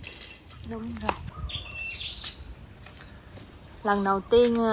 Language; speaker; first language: Vietnamese; native; Vietnamese